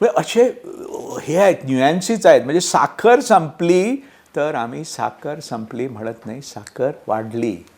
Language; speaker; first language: Marathi; non-native, local second language; Konkani